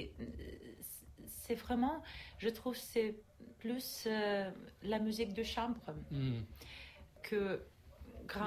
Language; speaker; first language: French; non-native, learner; Russian